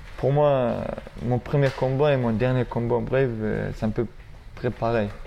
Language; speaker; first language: French; non-native, fluent; Russian